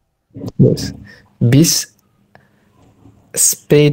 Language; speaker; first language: German; non-native, learner; Bangla